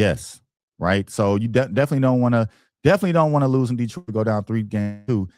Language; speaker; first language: English; native; English